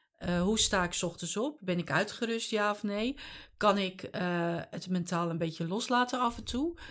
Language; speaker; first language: Dutch; native; Dutch